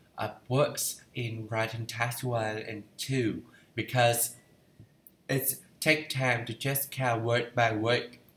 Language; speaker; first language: English; non-native, fluent; Vietnamese